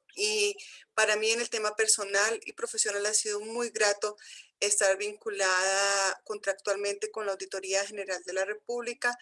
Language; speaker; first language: Spanish; native; Spanish